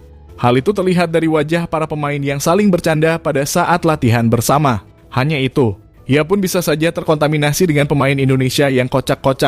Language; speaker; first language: Indonesian; native; Indonesian